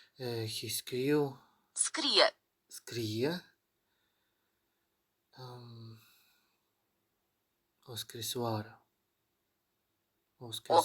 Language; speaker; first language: Romanian; non-native, learner; Ukrainian